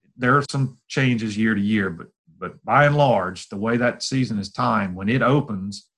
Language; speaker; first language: English; native; English